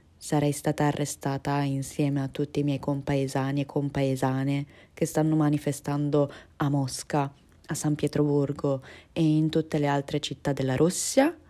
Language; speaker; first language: Italian; early bilingual, other home language; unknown